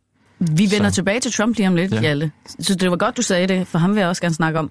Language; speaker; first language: Danish; native; Danish